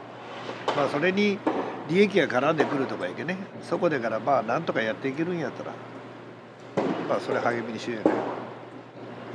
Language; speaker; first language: Japanese; native; Japanese